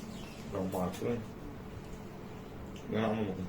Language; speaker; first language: Arabic; native; Arabic